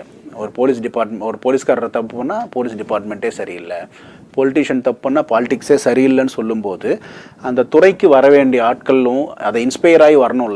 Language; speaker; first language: Tamil; native; Tamil